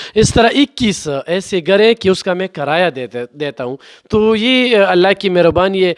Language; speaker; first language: Urdu; non-native, local second language; Pashto